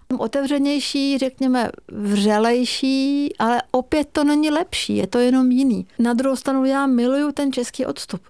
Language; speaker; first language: Czech; non-native, fluent; Hungarian